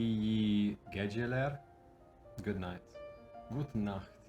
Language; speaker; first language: Turkish; non-native, learner; English